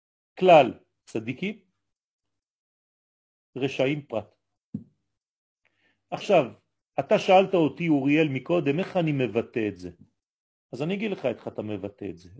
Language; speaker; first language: Hebrew; non-native, fluent; French